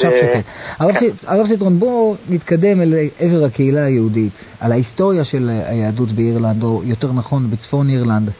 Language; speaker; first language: Hebrew; native; Hebrew